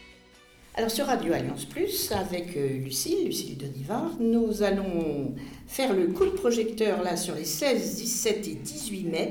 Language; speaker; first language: French; native; French